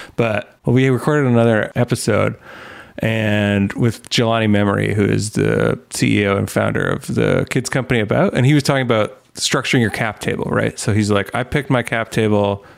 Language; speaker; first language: English; native; English